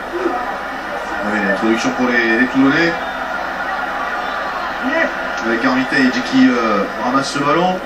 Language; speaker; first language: French; native; French